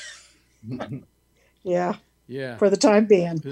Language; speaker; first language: English; native; English